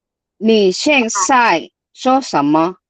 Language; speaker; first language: Chinese; non-native, learner; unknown